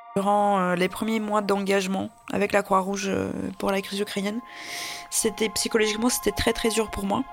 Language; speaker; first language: French; early bilingual, other home language; Russian